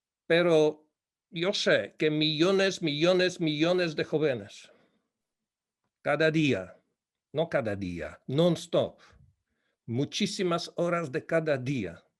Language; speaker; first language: Spanish; non-native, fluent; Polish